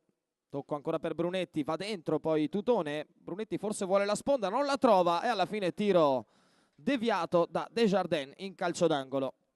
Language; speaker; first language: Italian; native; Italian